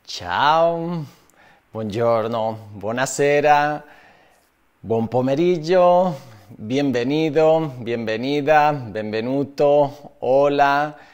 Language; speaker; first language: Italian; non-native, fluent; Spanish